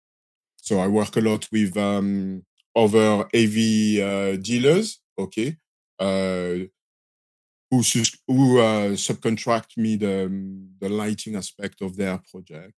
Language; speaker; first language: English; non-native, fluent; French